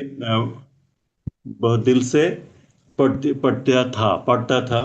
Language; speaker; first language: Hindi; non-native, learner; Bangla